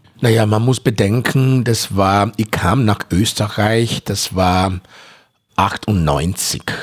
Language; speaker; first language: German; non-native, fluent; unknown